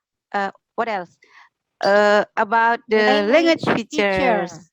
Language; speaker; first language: English; non-native, learner; Indonesian